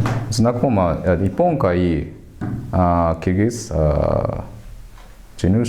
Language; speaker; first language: Russian; non-native, learner; Japanese